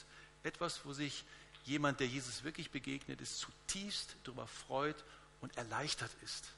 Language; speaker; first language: German; native; German